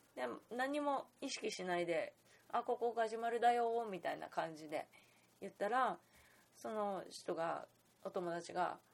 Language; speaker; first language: Japanese; native; Japanese